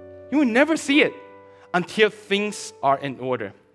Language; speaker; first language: English; early bilingual, other home language; Chinese